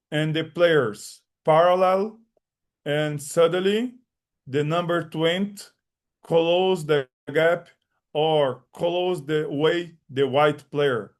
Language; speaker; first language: English; non-native, learner; Portuguese